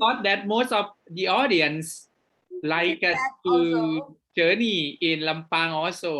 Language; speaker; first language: English; non-native, fluent; Thai